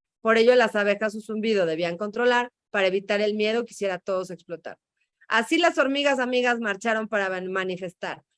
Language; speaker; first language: Spanish; native; Spanish